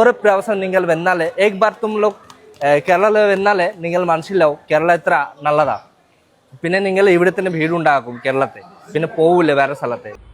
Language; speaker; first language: Malayalam; non-native, local second language; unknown